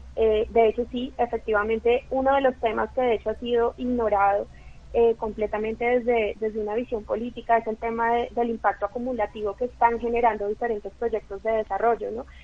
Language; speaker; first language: Spanish; native; Spanish